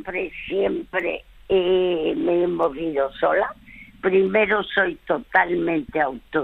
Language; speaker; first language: Spanish; early bilingual, other home language; French